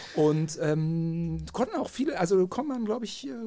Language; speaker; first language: German; native; German